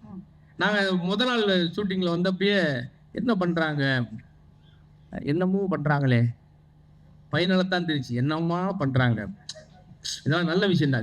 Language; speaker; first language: Tamil; native; Tamil